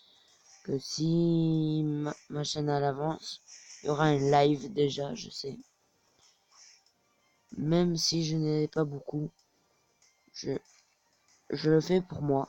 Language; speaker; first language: French; native; French